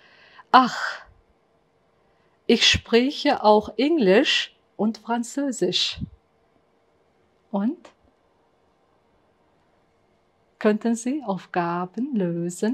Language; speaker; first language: German; non-native, fluent; Uzbek